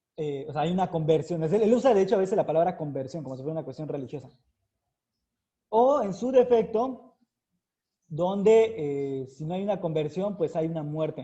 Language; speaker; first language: Spanish; native; Spanish